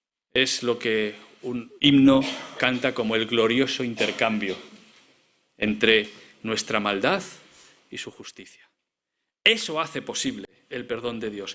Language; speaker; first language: Spanish; native; Spanish